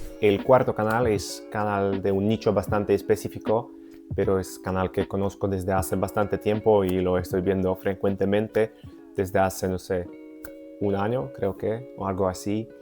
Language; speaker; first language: Spanish; non-native, fluent; Polish